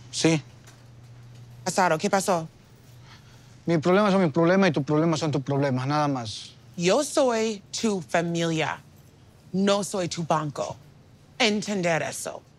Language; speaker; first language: Spanish; non-native, learner; English